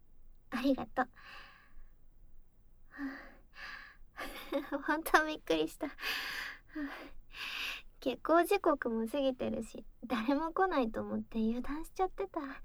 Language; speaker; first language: Japanese; native; Japanese